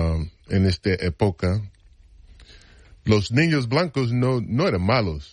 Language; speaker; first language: Spanish; non-native, fluent; English